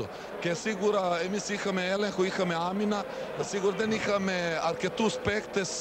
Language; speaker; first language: Greek; non-native, learner; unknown